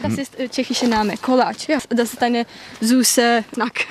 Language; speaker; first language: German; non-native, learner; Czech